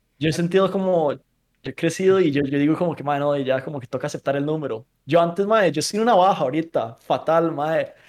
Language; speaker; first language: Spanish; early bilingual, other home language; English